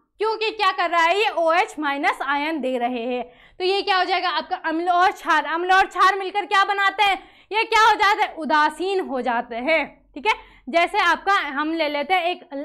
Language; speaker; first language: Hindi; native; Hindi